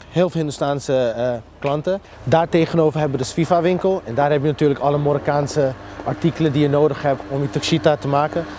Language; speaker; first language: Dutch; non-native, fluent; English